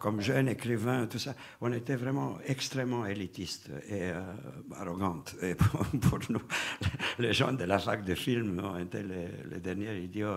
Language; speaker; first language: French; non-native, fluent; Romanian